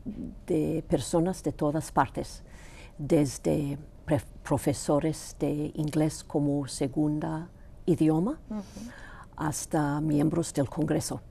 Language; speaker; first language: Spanish; non-native, local second language; Greek